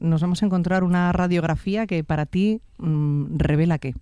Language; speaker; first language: Spanish; native; Spanish